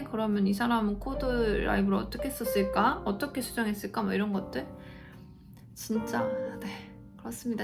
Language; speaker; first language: Korean; native; Korean